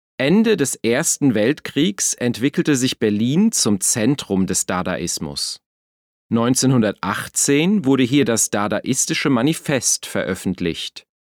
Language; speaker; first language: German; native; German